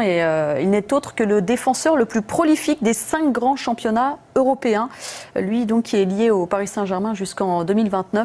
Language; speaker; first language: French; native; French